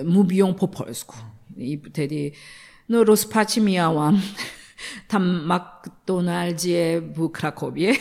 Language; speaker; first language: Polish; non-native, learner; Korean